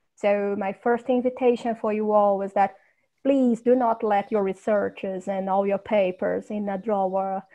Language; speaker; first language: English; non-native, fluent; Portuguese